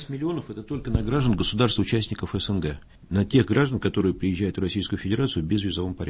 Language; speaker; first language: Russian; native; Russian